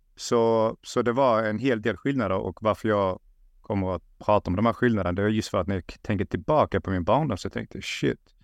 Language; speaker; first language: Swedish; early bilingual, other home language; Russian